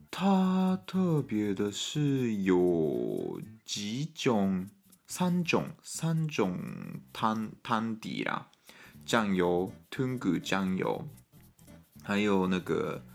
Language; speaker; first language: Chinese; non-native, fluent; Japanese